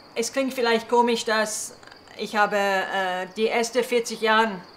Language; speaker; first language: German; early bilingual, heritage; German